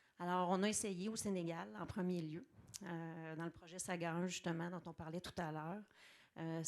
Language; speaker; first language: French; native; French